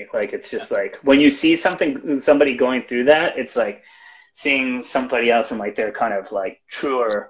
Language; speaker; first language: English; native; English